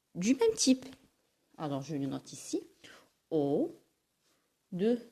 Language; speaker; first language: French; non-native, local second language; Arabic